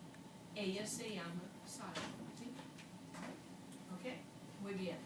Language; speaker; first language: Spanish; non-native, fluent; English